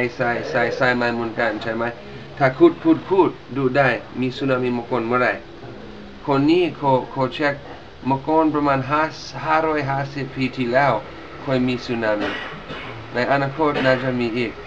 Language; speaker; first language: Thai; non-native, learner; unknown